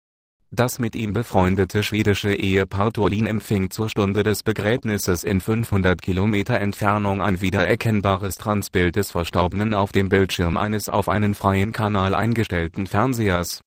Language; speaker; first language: German; native; German